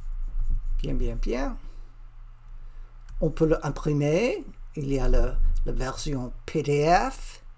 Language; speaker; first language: French; non-native, learner; English